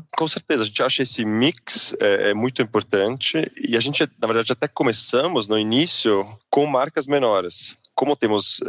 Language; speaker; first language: Portuguese; non-native, fluent; Swiss German